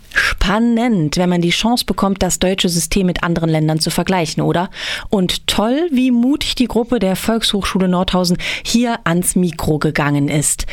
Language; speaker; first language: German; native; German